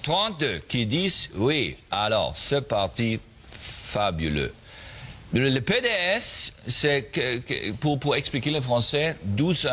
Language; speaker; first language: French; non-native, learner; German